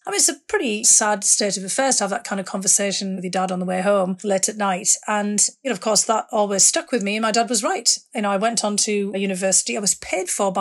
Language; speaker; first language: English; native; English